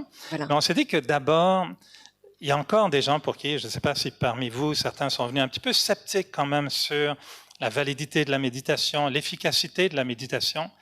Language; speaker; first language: French; native; French